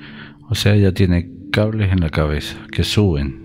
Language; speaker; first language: Spanish; native; Spanish